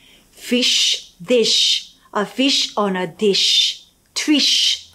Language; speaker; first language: English; non-native, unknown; Korean